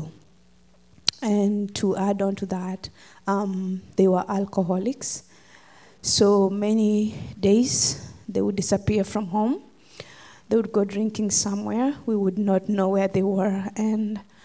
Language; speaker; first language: English; non-native, local second language; Luo (Kenya and Tanzania)